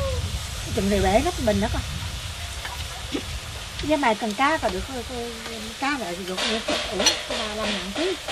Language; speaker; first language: Vietnamese; native; Vietnamese